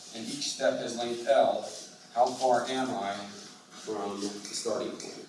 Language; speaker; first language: English; native; English